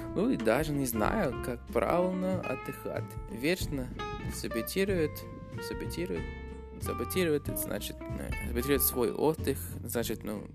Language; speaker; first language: Russian; non-native, fluent; English